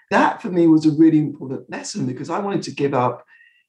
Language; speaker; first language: English; native; English